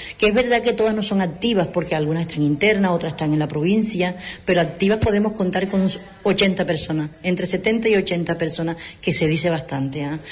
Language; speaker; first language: Spanish; native; Spanish